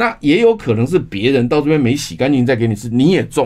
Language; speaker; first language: Chinese; native; Chinese